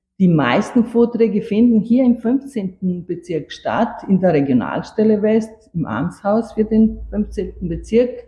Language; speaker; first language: German; non-native, fluent; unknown